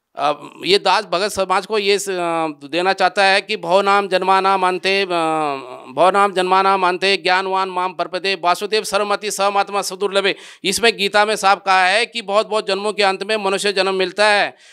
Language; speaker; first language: Hindi; native; Hindi